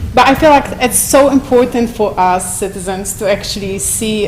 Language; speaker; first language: English; non-native, fluent; Polish